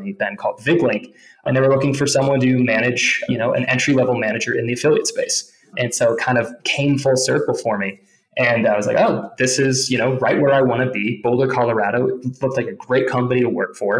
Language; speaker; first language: English; native; English